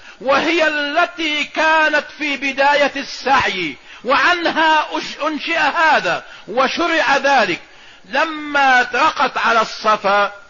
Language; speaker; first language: Arabic; native; Arabic